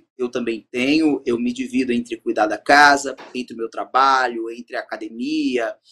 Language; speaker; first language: Portuguese; native; Portuguese